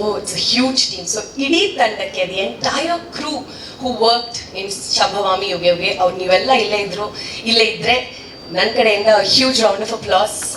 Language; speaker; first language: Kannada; non-native, local second language; Tamil